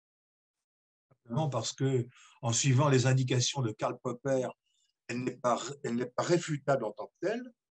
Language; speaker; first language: French; native; French